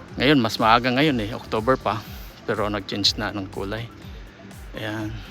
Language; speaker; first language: Filipino; non-native, local second language; Cebuano